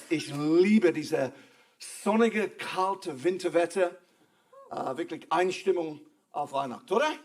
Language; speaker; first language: German; non-native, fluent; English